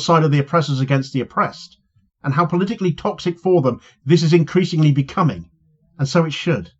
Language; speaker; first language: English; native; English